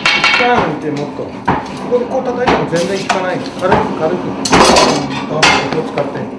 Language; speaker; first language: Japanese; native; Japanese